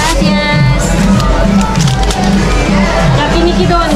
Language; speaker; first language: Spanish; non-native, learner; Filipino